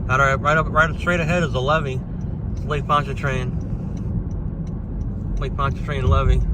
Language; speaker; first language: English; native; English